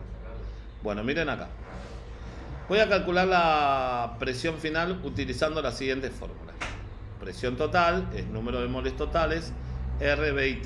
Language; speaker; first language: Spanish; native; Spanish